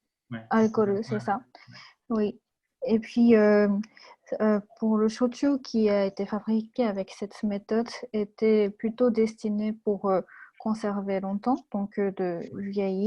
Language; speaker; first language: French; non-native, fluent; Japanese